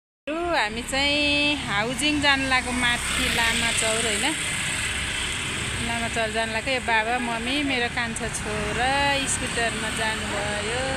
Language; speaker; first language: Nepali; native; Nepali